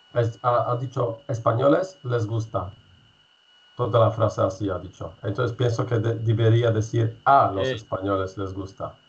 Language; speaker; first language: Spanish; non-native, fluent; Polish